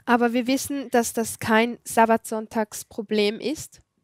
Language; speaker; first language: German; non-native, fluent; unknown